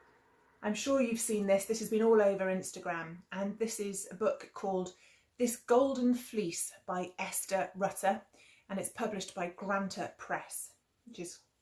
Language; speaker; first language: English; native; English